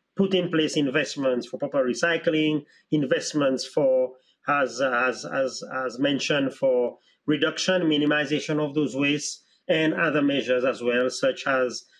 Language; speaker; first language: English; non-native, local second language; Seselwa Creole French